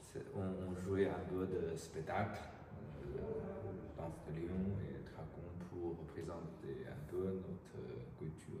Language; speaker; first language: French; non-native, learner; Chinese